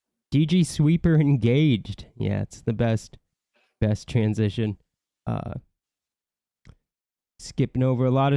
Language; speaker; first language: English; native; English